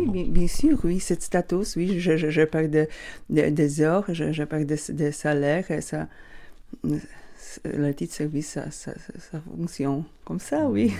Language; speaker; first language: French; non-native, learner; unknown